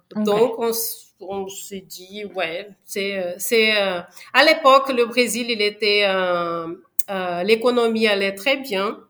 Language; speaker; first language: French; non-native, fluent; Portuguese